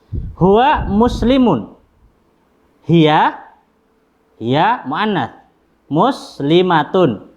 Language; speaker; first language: Arabic; non-native, fluent; Indonesian